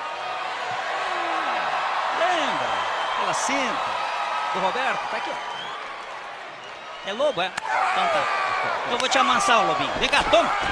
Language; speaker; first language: Portuguese; native; Portuguese